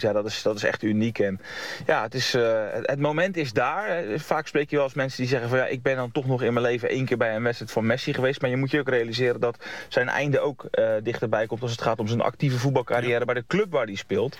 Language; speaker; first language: Dutch; native; Dutch